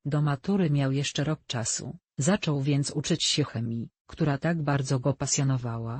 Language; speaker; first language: Polish; native; Polish